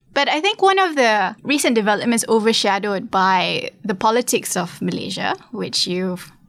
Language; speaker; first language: English; non-native, local second language; Malay